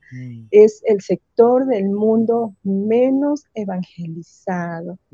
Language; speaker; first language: Spanish; native; Spanish